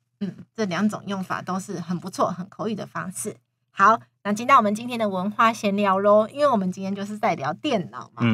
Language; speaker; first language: Chinese; native; Chinese